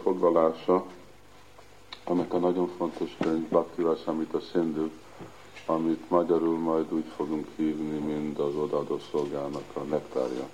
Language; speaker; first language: Hungarian; early bilingual, heritage; Hungarian